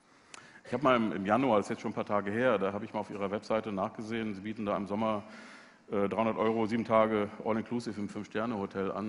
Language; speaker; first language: German; native; German